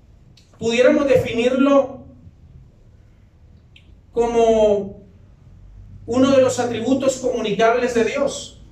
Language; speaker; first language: Spanish; native; Spanish